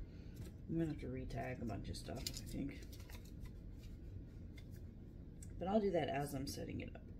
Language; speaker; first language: English; native; English